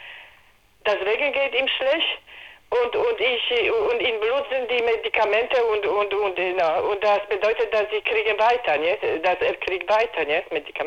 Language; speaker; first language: German; non-native, learner; Polish